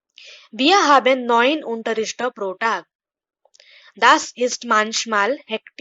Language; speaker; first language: German; non-native, fluent; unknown